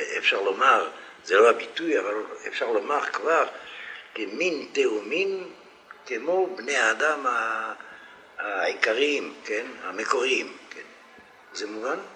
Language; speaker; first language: Hebrew; non-native, fluent; French